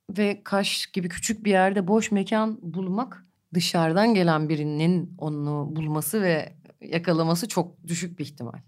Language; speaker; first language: Turkish; native; Turkish